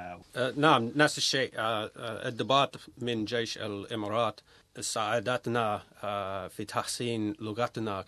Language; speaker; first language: Arabic; non-native, learner; English